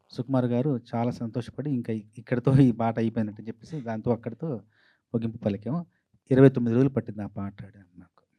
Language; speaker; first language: Telugu; native; Telugu